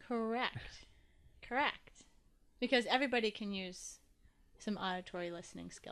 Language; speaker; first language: English; native; English